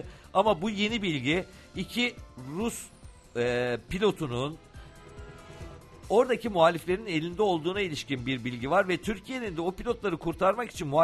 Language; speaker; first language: Turkish; native; Turkish